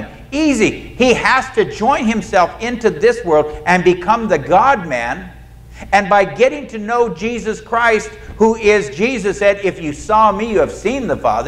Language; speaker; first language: English; native; English